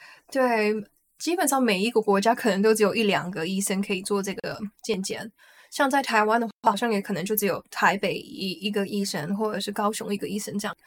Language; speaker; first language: Chinese; early bilingual, heritage; Chinese